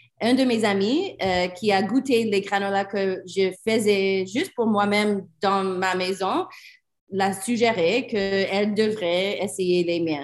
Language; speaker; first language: French; non-native, learner; English